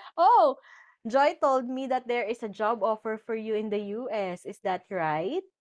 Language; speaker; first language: English; non-native, local second language; Filipino